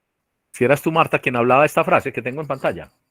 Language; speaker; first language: Spanish; native; Spanish